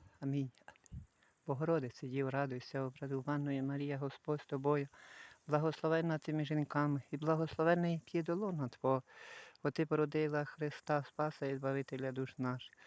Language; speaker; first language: Ukrainian; native; Ukrainian